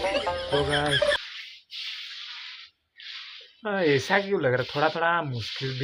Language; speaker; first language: Hindi; non-native, local second language; Bangla